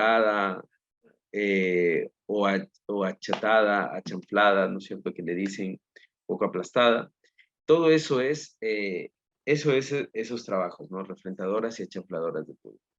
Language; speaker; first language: Spanish; native; Spanish